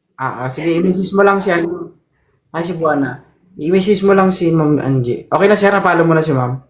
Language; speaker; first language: Filipino; native; Filipino